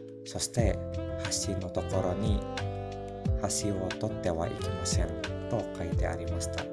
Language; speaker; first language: Japanese; non-native, learner; Indonesian